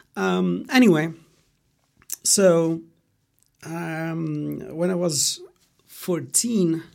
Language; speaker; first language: English; non-native, fluent; Greek